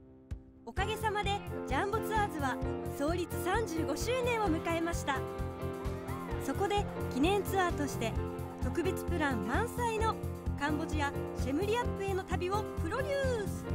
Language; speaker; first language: Japanese; native; Japanese